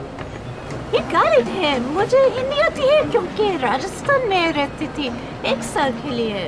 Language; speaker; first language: Hindi; non-native, learner; English